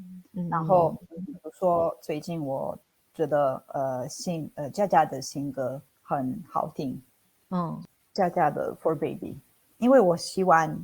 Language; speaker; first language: Chinese; non-native, fluent; Italian